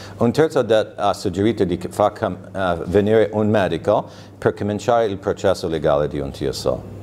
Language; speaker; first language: Italian; non-native, fluent; English